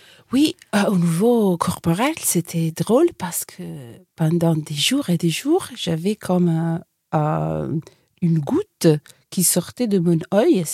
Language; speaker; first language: French; non-native, fluent; Italian